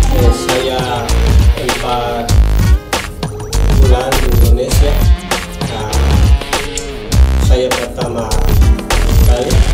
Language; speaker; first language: Indonesian; non-native, learner; Spanish